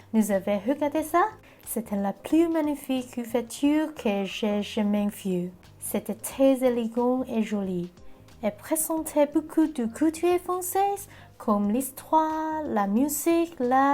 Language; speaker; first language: French; non-native, learner; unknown